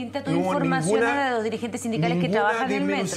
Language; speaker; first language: Spanish; native; Spanish